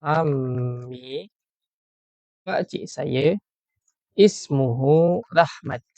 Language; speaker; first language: Malay; native; Malay